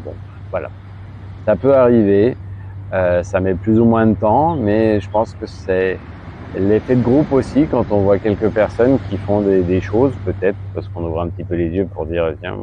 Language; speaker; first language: French; native; French